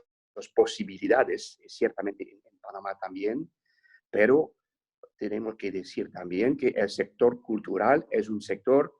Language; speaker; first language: Spanish; non-native, fluent; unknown